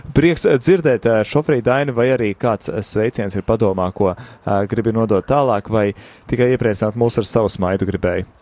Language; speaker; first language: Latvian; native; Latvian